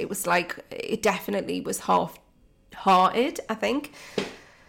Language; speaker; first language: English; native; English